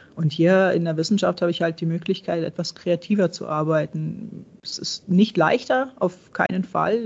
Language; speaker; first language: German; early bilingual, other home language; Czech